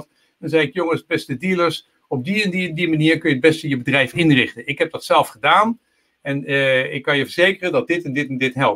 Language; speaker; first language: Dutch; native; Dutch